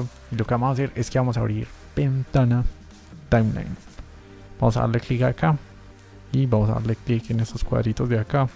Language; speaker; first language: Spanish; native; Spanish